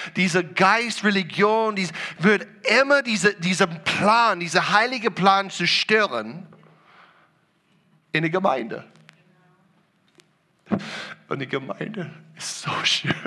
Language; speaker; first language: German; non-native, learner; English